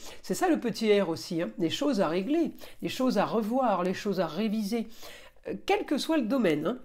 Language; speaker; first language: French; native; French